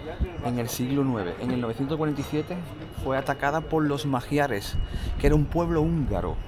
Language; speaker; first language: Spanish; native; Spanish